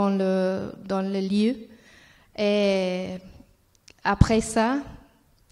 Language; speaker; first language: French; non-native, learner; Spanish